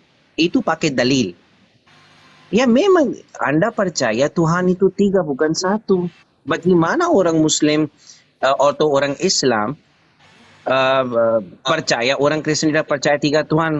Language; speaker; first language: Indonesian; non-native, learner; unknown